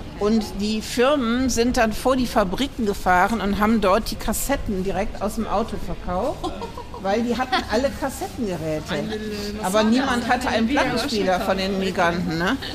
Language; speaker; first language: German; native; German